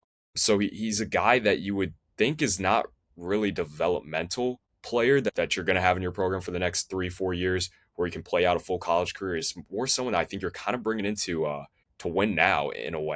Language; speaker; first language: English; native; English